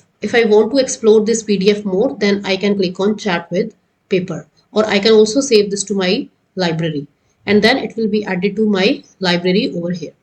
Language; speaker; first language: English; non-native, local second language; Hindi